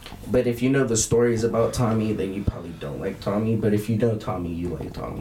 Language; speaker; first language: English; early bilingual, other home language; Spanish